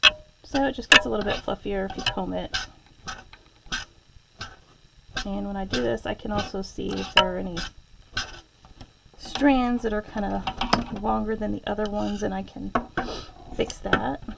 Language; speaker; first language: English; native; English